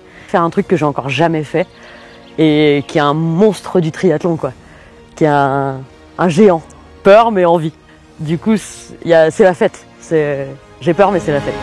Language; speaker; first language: French; native; French